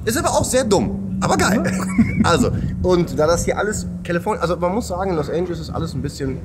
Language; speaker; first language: German; native; German